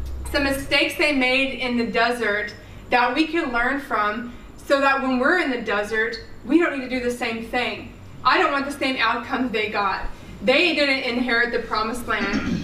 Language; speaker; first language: English; native; English